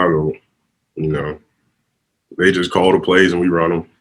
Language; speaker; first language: English; native; English